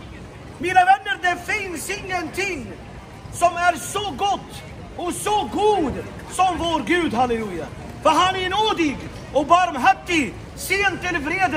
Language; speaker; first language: Swedish; non-native, fluent; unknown